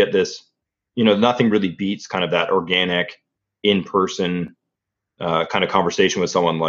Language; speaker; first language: English; native; English